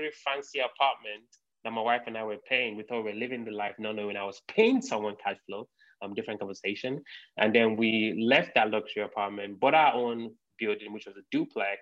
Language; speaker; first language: English; native; English